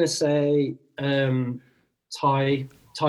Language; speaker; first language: English; native; English